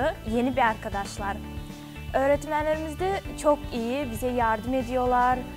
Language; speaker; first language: Turkish; non-native, learner; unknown